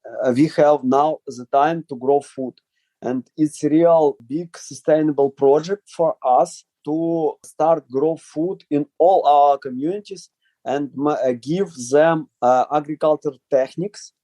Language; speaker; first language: English; non-native, learner; Ukrainian